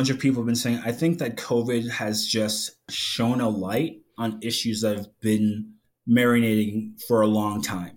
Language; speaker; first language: English; native; English